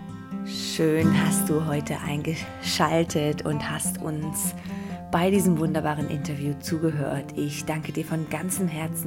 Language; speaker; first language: German; native; German